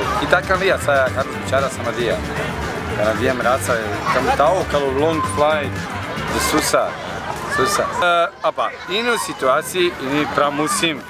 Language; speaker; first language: Indonesian; non-native, learner; Serbian